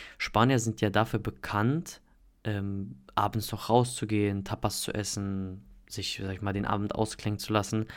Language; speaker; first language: German; native; German